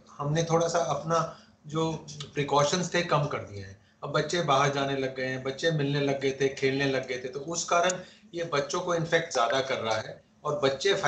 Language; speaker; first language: Hindi; native; Hindi